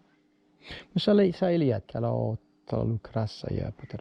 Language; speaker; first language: Indonesian; non-native, learner; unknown